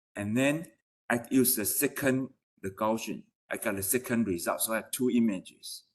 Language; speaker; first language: English; non-native, fluent; Chinese